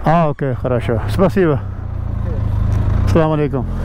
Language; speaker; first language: Russian; non-native, learner; Urdu